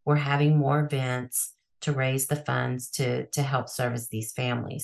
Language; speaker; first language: English; native; English